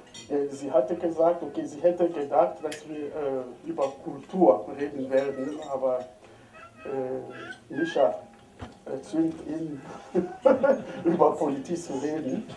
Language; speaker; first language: German; non-native, fluent; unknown